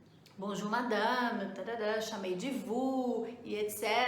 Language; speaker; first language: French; non-native, fluent; Portuguese